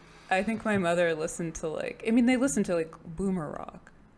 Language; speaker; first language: English; early bilingual, other home language; Russian